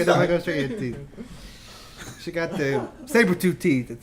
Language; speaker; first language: English; native; English